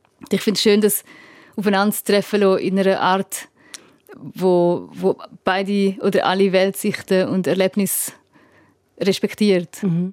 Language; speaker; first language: German; native; German